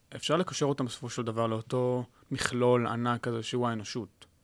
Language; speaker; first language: Hebrew; native; Hebrew